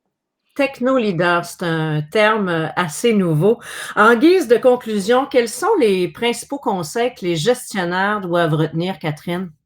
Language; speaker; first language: French; native; French